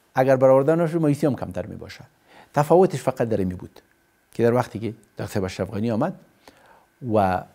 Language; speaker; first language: Persian; native; Persian